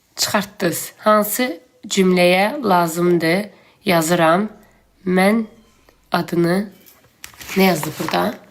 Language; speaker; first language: Azerbaijani; native; Azerbaijani